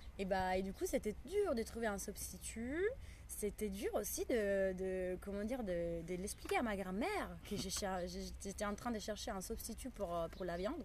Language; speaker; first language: French; non-native, fluent; Italian